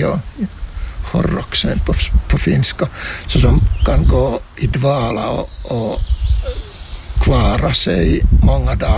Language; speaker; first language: Swedish; non-native, local second language; Finnish